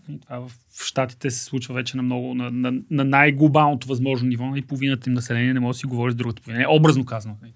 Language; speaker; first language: Bulgarian; native; Bulgarian